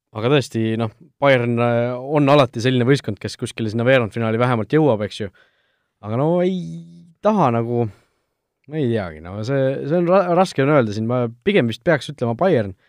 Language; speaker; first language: Estonian; native; Estonian